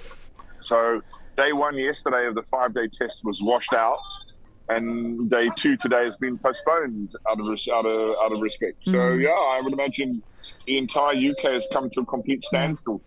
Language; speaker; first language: English; native; English